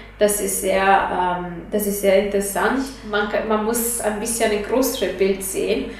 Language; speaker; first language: German; non-native, fluent; Italian